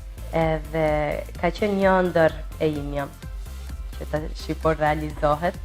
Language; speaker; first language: Albanian; early bilingual, heritage; Albanian